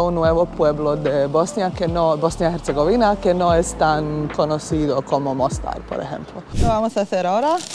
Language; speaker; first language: Spanish; non-native, fluent; Bosnian